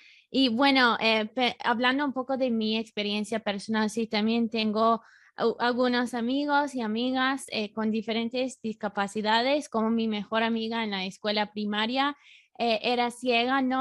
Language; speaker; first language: Spanish; non-native, fluent; English